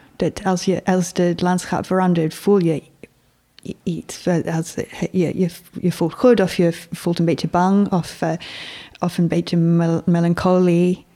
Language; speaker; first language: Dutch; non-native, fluent; English